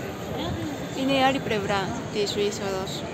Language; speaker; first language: Greek; non-native, fluent; Japanese